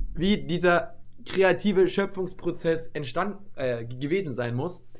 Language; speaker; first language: German; native; German